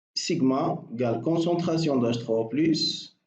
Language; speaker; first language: French; non-native, local second language; Arabic